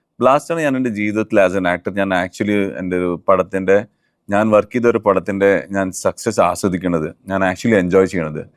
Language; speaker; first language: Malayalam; early bilingual, heritage; Malayalam